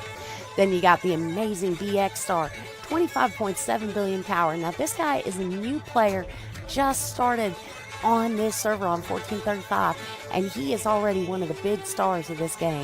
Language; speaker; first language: English; native; English